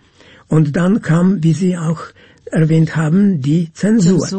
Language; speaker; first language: German; non-native, fluent; Polish